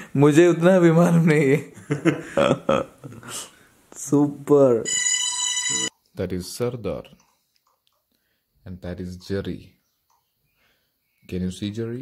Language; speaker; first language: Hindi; non-native, local second language; Malayalam